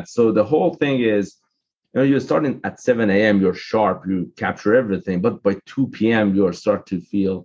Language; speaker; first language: English; non-native, fluent; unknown